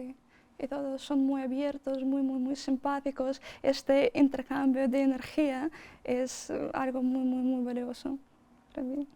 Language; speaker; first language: Spanish; non-native, fluent; Russian